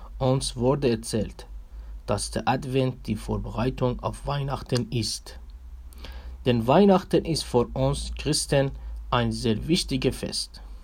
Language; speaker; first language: German; non-native, learner; Persian